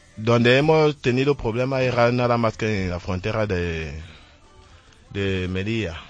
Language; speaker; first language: Spanish; non-native, learner; French